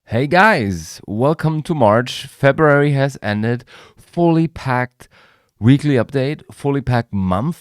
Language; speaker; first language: English; non-native, fluent; German